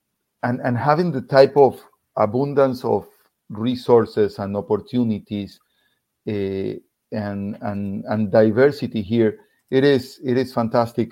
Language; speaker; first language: English; non-native, fluent; Spanish